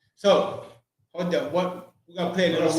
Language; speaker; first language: English; native; English